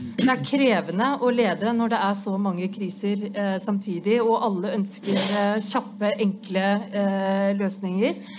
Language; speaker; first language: Norwegian; native; Norwegian